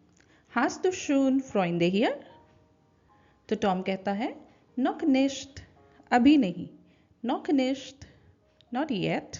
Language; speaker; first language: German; non-native, fluent; Hindi